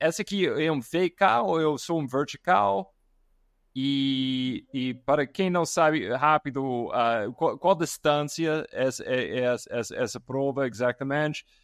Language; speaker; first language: Portuguese; non-native, fluent; English